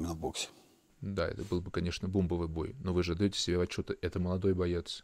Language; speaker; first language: Russian; native; Russian